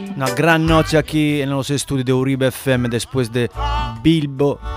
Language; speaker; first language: Spanish; native; Spanish